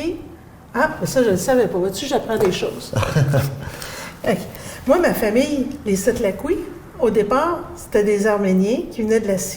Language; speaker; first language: French; native; French